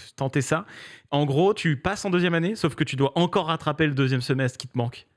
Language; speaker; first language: French; native; French